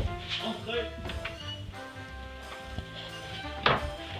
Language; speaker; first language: French; non-native, learner; English